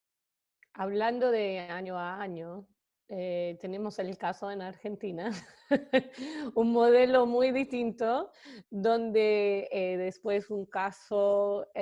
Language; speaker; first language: Spanish; non-native, fluent; English